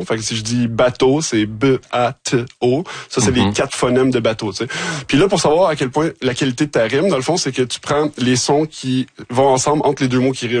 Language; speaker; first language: French; native; French